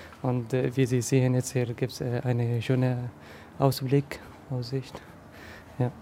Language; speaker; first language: German; non-native, learner; Arabic